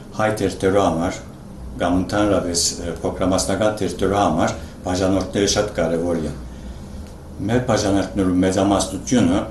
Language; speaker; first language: Armenian; native; Armenian